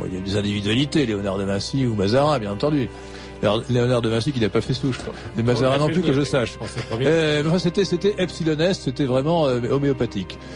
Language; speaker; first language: French; native; French